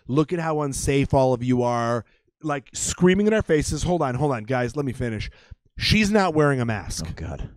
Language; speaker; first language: English; native; English